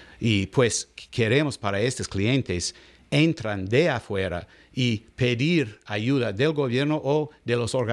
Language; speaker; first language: Spanish; non-native, learner; English